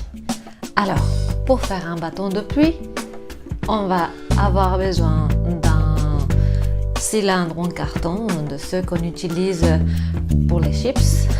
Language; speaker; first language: French; non-native, fluent; Spanish